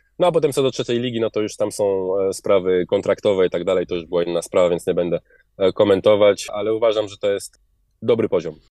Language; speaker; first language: Polish; early bilingual, heritage; Polish